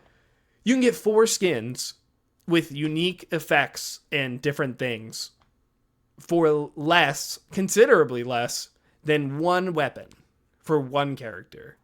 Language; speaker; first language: English; native; English